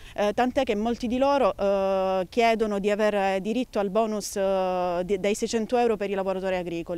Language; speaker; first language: Italian; native; Italian